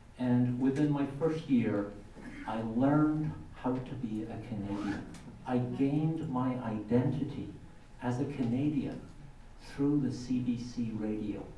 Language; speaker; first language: English; native; English